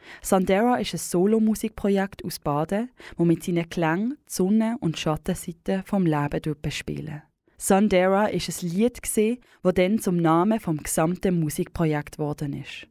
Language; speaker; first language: German; native; German